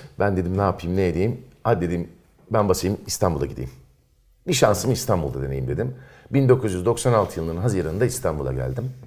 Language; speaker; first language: Turkish; native; Turkish